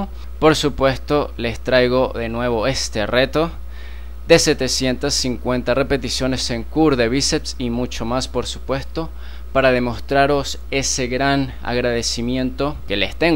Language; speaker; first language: Spanish; native; Spanish